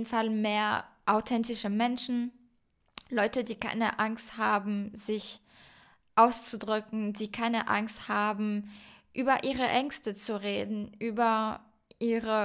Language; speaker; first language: German; non-native, fluent; French